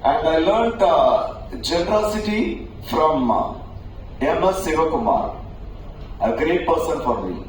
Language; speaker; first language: English; non-native, local second language; Tamil